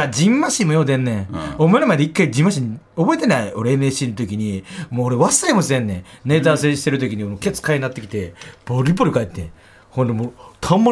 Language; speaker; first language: Japanese; native; Japanese